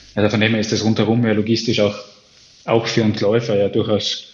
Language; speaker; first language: German; native; German